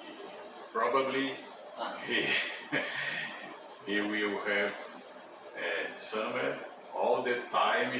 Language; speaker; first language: English; non-native, learner; Portuguese